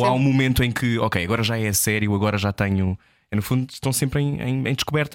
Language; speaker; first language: Portuguese; native; Portuguese